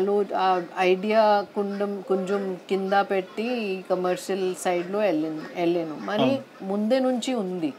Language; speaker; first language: Telugu; non-native, learner; Hindi